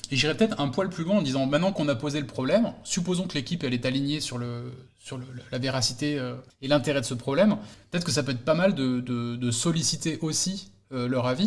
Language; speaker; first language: French; native; French